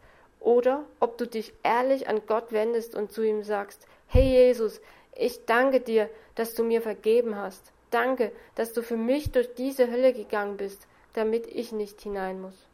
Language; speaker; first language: German; native; German